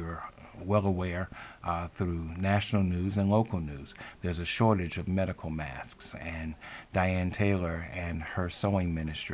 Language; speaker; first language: English; native; English